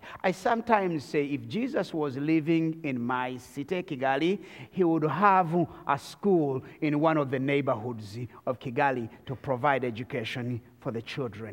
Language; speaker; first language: English; non-native, local second language; Kinyarwanda